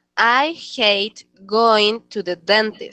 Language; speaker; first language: English; non-native, learner; Spanish